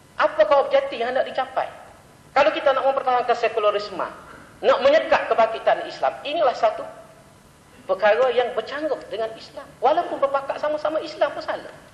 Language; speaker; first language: Malay; native; Malay